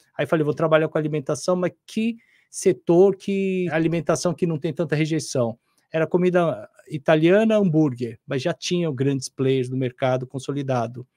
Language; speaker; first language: Portuguese; non-native, fluent; Korean